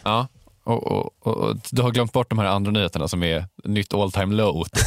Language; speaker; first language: Swedish; native; Swedish